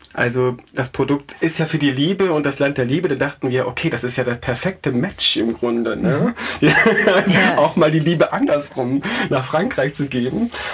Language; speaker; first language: German; native; German